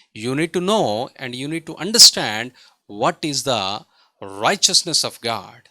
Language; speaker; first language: English; non-native, local second language; Telugu